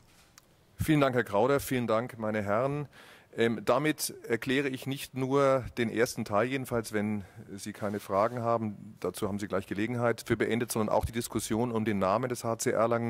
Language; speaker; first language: German; native; German